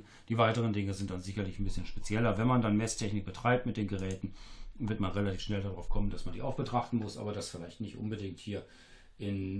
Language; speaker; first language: German; native; German